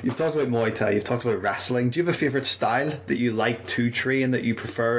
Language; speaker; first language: English; native; English